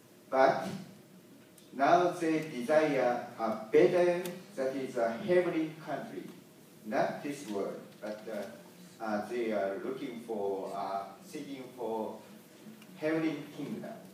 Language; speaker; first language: English; non-native, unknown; Japanese